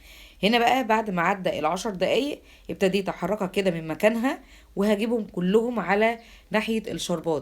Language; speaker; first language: Arabic; native; Arabic